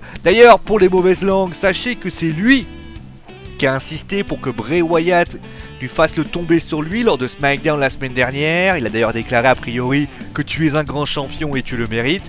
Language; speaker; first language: French; native; French